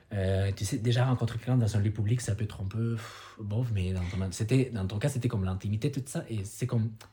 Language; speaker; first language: French; non-native, fluent; Spanish